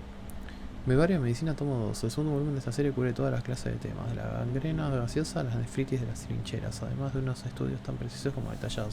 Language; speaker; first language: Spanish; native; Spanish